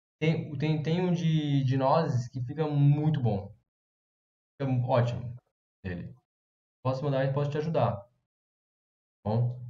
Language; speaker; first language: Portuguese; native; Portuguese